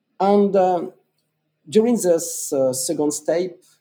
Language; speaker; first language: English; non-native, fluent; French